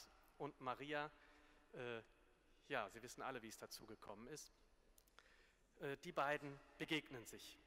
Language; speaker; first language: German; native; German